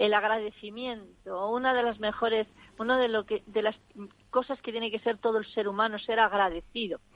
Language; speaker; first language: Spanish; native; Spanish